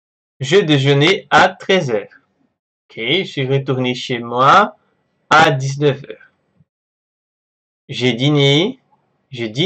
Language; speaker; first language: French; non-native, fluent; Portuguese